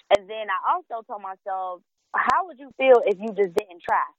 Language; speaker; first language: English; native; English